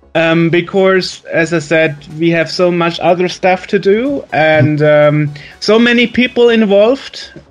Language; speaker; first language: English; non-native, fluent; German